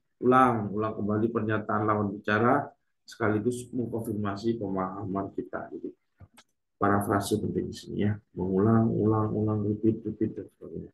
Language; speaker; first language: Indonesian; native; Indonesian